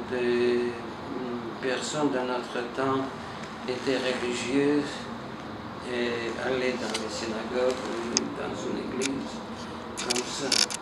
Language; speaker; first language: French; non-native, fluent; Russian